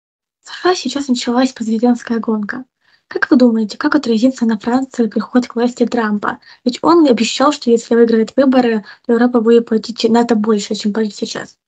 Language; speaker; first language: Russian; native; Russian